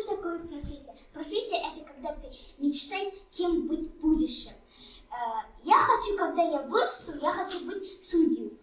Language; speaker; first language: Russian; non-native, local second language; Kazakh